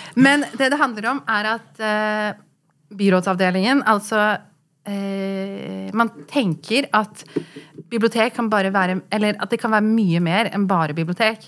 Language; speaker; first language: Norwegian; early bilingual, other home language; Kurdish